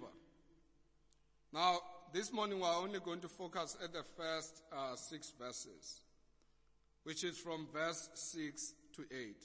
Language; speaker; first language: English; non-native, local second language; Xhosa